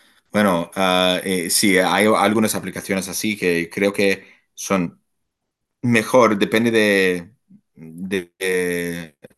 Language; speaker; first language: Spanish; non-native, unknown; English